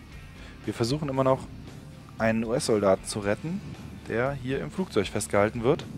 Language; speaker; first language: German; native; German